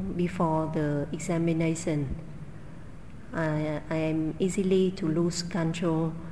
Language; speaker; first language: English; non-native, learner; Vietnamese